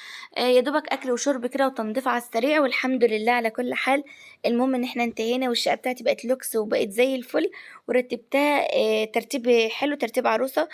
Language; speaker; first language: Arabic; native; Arabic